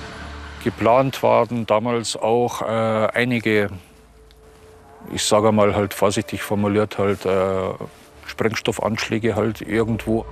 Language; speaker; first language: German; native; German